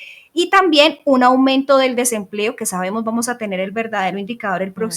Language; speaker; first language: Spanish; native; Spanish